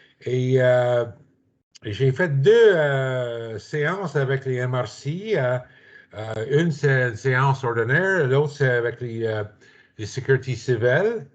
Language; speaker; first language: French; non-native, learner; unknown